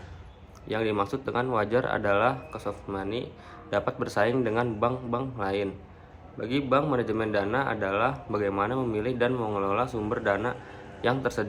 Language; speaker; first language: Indonesian; native; Indonesian